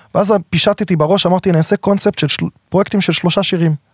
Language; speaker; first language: Hebrew; native; Hebrew